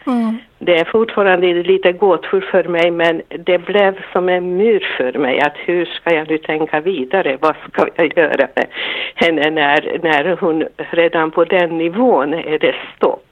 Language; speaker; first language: Swedish; non-native, fluent; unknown